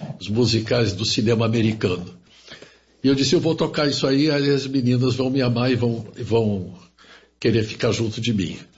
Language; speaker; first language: Portuguese; early bilingual, other home language; German